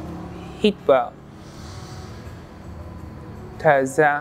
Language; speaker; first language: Vietnamese; non-native, learner; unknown